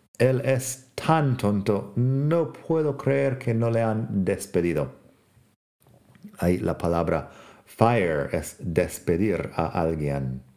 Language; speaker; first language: Spanish; non-native, fluent; English